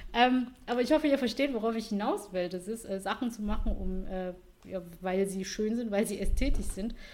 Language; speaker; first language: German; non-native, fluent; Vietnamese